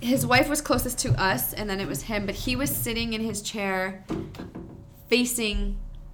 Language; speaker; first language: English; native; English